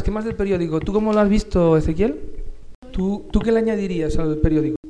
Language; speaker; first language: Spanish; native; Spanish